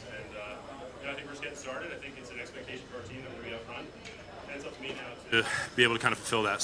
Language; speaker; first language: English; native; English